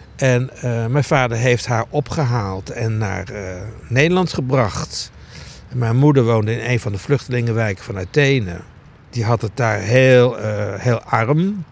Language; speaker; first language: Dutch; early bilingual, other home language; Greek